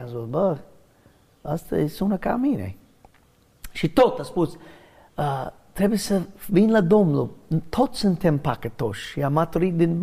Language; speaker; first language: Romanian; non-native, learner; English